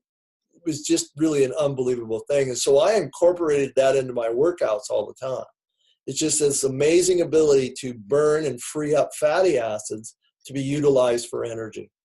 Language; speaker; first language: English; native; English